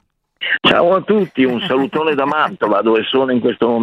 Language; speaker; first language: Italian; native; Italian